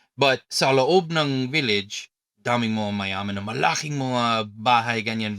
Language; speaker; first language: Filipino; non-native, fluent; English